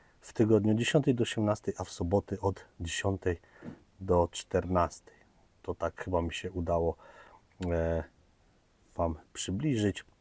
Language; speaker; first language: Polish; native; Polish